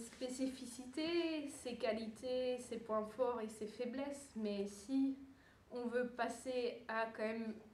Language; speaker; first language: French; early bilingual, other home language; Dutch